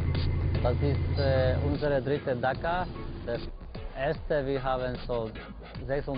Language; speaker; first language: German; non-native, learner; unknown